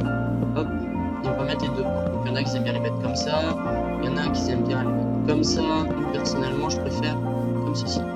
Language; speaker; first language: French; native; French